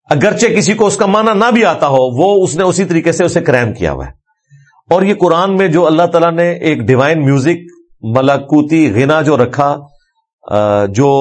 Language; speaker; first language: Urdu; non-native, local second language; Punjabi